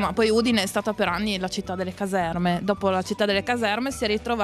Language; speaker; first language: Italian; native; Italian